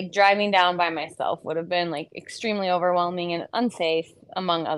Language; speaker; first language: English; native; English